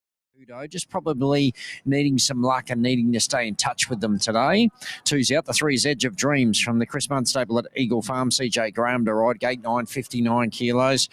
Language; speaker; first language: English; native; English